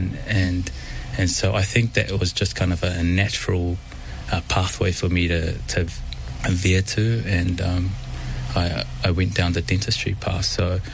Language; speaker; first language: English; native; English